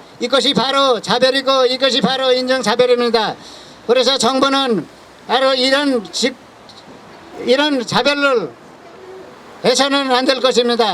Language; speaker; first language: Korean; non-native, fluent; Nepali